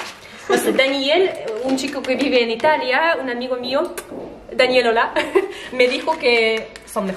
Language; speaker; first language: Spanish; non-native, fluent; Russian